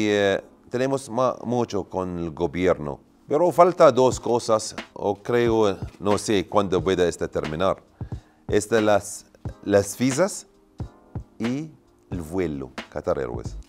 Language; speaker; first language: Spanish; non-native, learner; Arabic